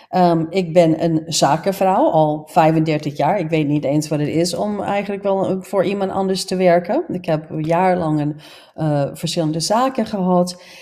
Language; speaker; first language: Dutch; non-native, fluent; English